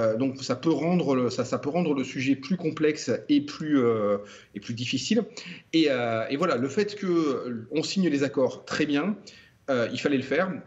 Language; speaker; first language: French; native; French